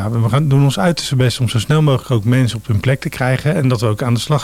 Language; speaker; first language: Dutch; native; Dutch